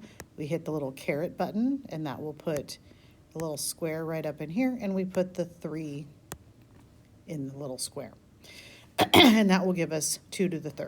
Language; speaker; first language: English; native; English